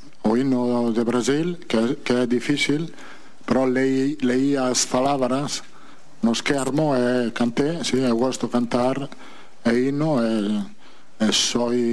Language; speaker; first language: Portuguese; non-native, fluent; Italian